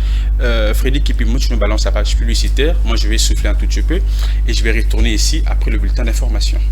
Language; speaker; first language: French; non-native, local second language; Lingala